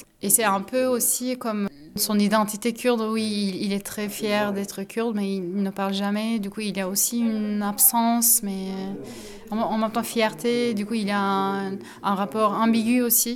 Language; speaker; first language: French; non-native, fluent; Turkish